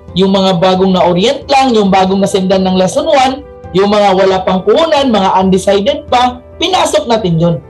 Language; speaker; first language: Filipino; non-native, local second language; Cebuano